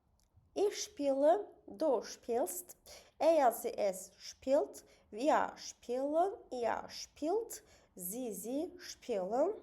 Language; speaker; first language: German; non-native, fluent; Azerbaijani